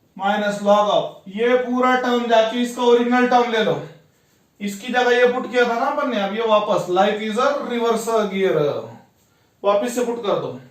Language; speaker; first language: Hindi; non-native, local second language; Urdu